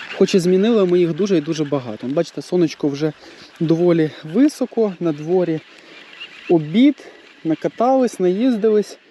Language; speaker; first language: Ukrainian; native; Ukrainian